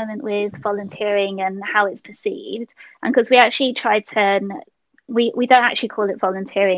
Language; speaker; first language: English; native; English